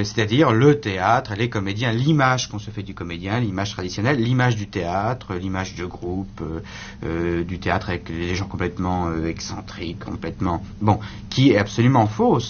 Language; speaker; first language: French; native; French